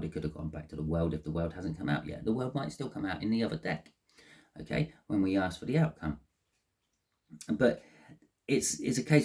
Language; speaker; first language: English; native; English